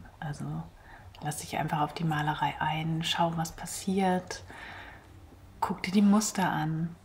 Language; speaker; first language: German; native; German